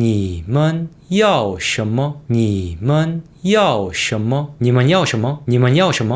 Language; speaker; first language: Chinese; non-native, fluent; Korean